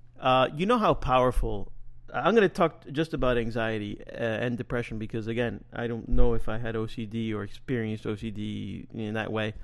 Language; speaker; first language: English; native; English